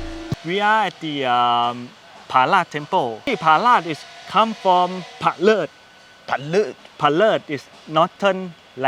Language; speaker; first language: English; non-native, learner; Thai